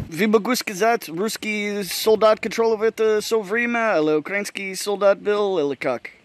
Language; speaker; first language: Russian; non-native, learner; English